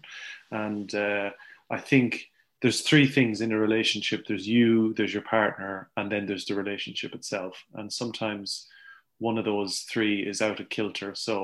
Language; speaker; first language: English; native; English